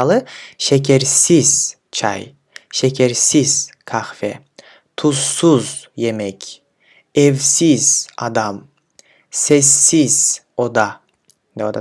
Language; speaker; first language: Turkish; non-native, fluent; Kyrgyz